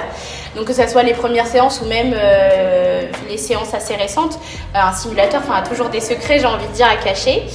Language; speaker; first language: French; native; French